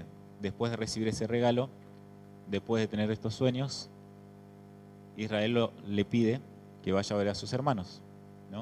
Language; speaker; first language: Spanish; native; Spanish